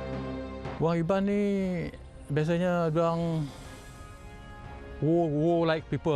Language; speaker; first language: Malay; native; Malay